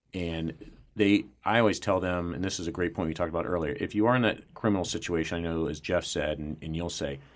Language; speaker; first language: English; native; English